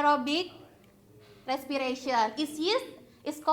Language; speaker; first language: English; non-native, learner; Indonesian